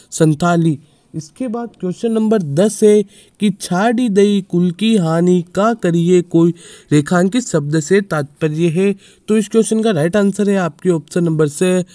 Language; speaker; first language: Hindi; native; Hindi